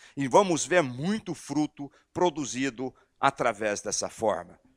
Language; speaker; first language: Portuguese; non-native, fluent; English